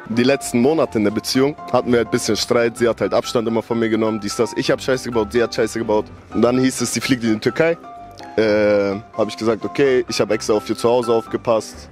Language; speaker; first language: German; early bilingual, other home language; Turkish